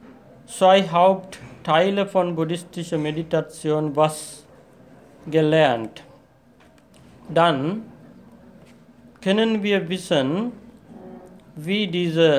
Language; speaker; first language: German; non-native, fluent; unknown